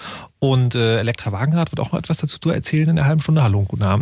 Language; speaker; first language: German; native; German